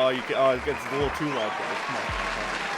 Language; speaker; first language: English; native; English